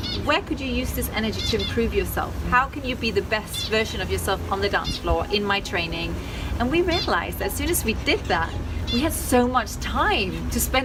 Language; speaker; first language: English; non-native, fluent; Danish